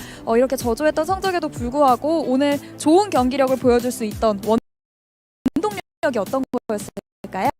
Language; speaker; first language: Korean; native; Korean